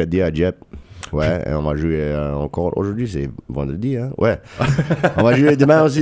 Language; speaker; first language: French; non-native, local second language; English